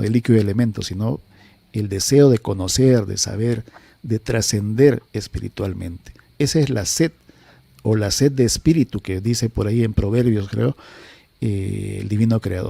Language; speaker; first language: Spanish; native; Spanish